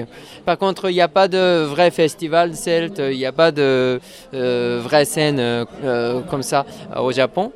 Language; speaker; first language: French; non-native, fluent; Japanese